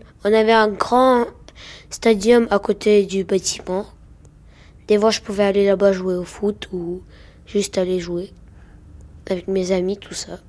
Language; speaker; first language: French; early bilingual, other home language; Ukrainian